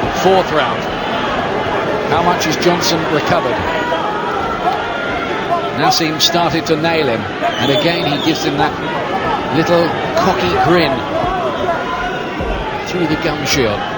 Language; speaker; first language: English; native; English